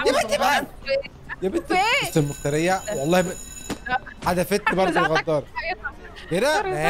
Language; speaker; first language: Arabic; native; Arabic